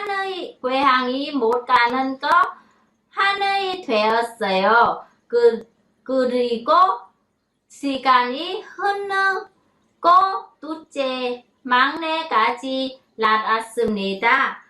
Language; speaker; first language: Korean; non-native, learner; Vietnamese